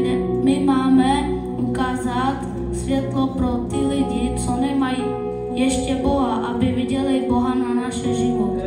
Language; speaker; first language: Czech; non-native, local second language; Slovak